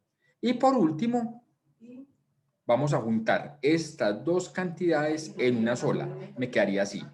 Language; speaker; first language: Spanish; native; Spanish